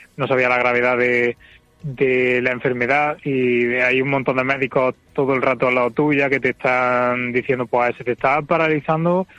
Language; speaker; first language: Spanish; native; Spanish